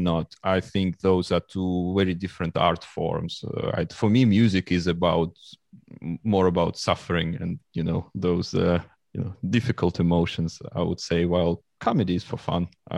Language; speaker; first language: English; non-native, fluent; Russian